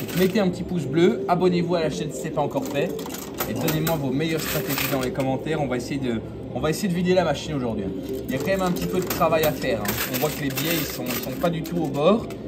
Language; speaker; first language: French; native; French